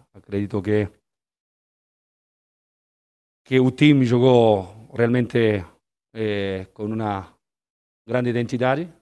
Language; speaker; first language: Portuguese; non-native, fluent; Spanish